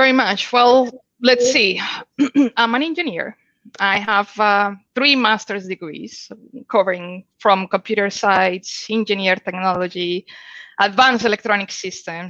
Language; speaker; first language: English; non-native, fluent; Spanish